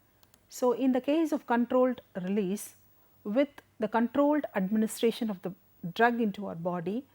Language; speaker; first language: English; non-native, local second language; Tamil